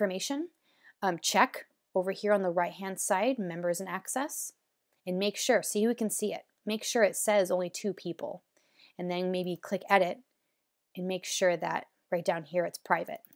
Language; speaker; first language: English; native; English